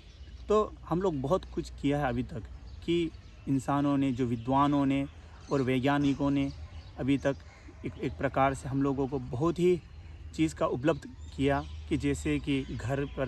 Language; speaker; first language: Hindi; non-native, local second language; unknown